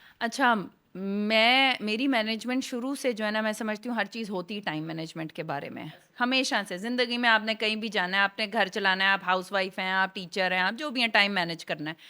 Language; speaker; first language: Urdu; non-native, local second language; Saraiki